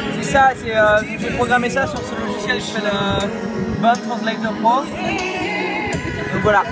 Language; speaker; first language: French; native; French